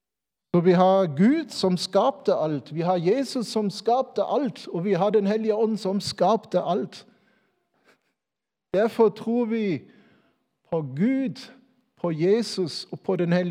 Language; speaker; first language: Norwegian; non-native, fluent; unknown